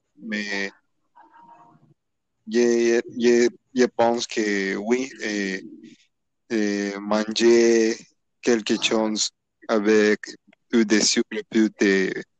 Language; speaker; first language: French; non-native, learner; Spanish